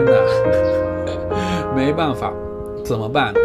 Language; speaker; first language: Chinese; non-native, fluent; Japanese